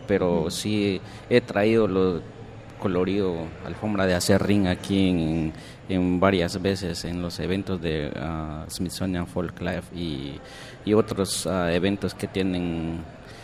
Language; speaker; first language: Spanish; non-native, local second language; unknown